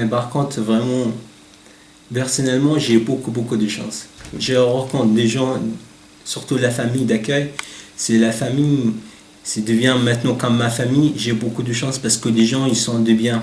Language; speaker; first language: French; non-native, learner; Arabic